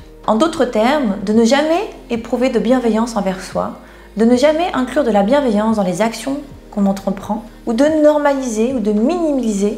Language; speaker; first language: French; native; French